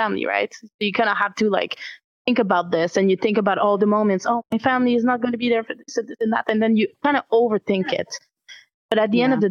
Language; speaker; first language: English; non-native, fluent; French